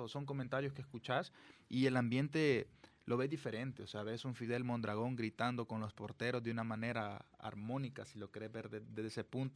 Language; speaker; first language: Spanish; native; Spanish